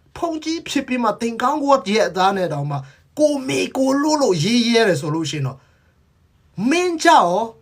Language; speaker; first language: Burmese; non-native, local second language; Hakha Chin